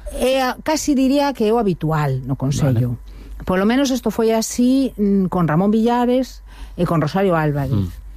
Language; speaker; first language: Galician; native; Galician